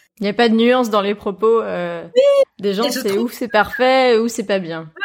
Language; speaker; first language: French; native; French